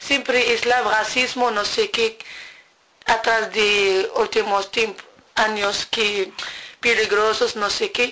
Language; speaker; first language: Spanish; non-native, learner; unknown